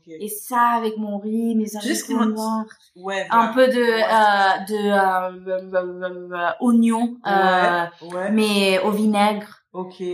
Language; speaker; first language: French; non-native, fluent; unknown